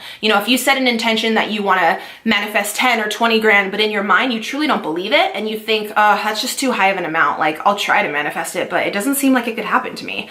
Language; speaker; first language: English; native; English